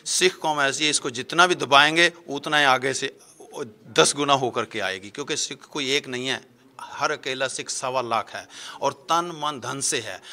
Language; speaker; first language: Hindi; non-native, local second language; Punjabi